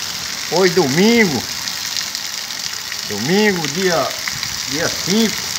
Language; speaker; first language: Portuguese; native; Portuguese